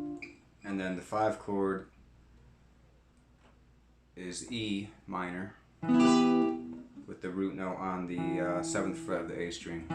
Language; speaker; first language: English; native; English